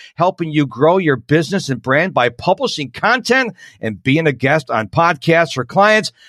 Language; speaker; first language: English; native; English